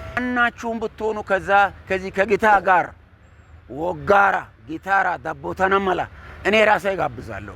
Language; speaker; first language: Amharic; non-native, local second language; Wolaytta